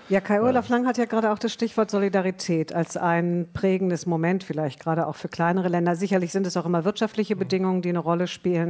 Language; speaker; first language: German; native; German